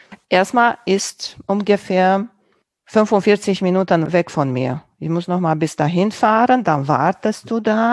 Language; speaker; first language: German; non-native, local second language; Romanian